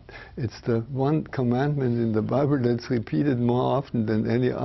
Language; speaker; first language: English; non-native, fluent; German